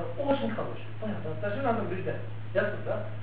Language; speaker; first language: Russian; non-native, learner; Tibetan